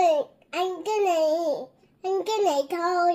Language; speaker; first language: Vietnamese; early bilingual, heritage; Korean